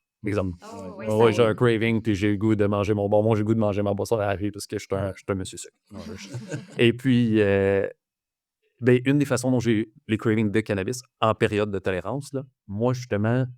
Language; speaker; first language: French; native; French